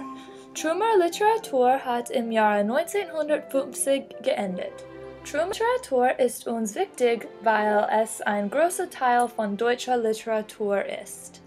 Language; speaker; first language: German; non-native, learner; English